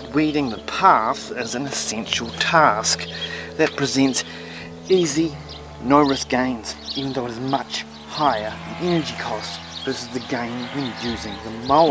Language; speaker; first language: English; native; English